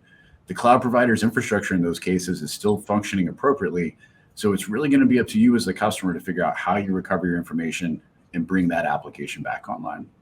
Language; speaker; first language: English; native; English